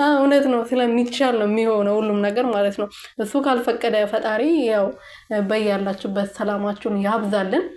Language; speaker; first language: Amharic; non-native, local second language; Oromo